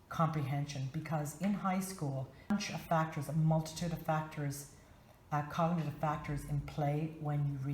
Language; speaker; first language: English; native; English